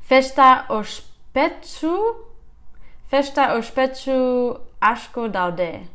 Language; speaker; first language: Basque; non-native, learner; English